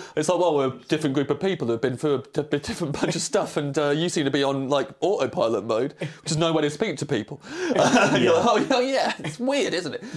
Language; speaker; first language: English; native; English